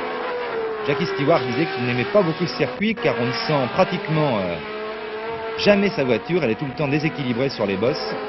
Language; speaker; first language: French; native; French